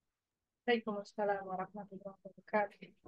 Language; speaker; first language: Arabic; non-native, learner; Indonesian